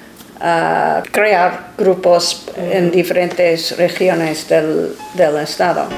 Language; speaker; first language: Spanish; non-native, fluent; English